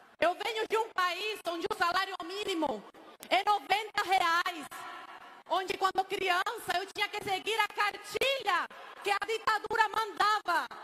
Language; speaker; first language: Portuguese; early bilingual, other home language; Spanish